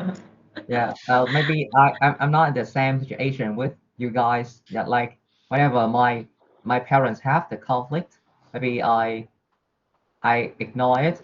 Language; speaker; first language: English; non-native, learner; Vietnamese